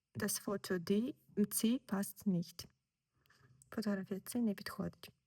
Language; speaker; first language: Ukrainian; native; Ukrainian